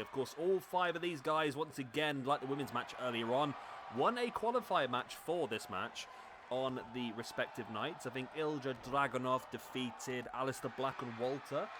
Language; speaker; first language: English; native; English